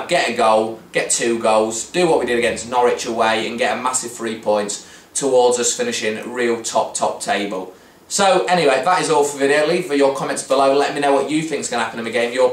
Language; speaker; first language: English; native; English